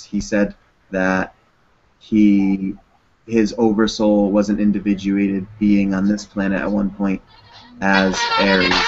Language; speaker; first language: English; non-native, fluent; French